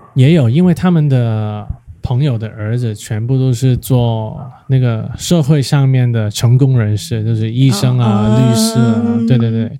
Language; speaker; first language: Chinese; non-native, fluent; Cantonese